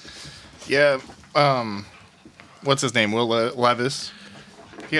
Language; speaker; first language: English; native; English